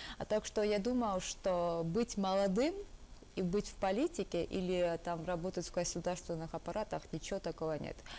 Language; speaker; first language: Russian; non-native, local second language; Georgian